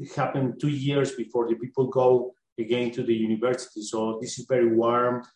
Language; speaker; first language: English; non-native, learner; Spanish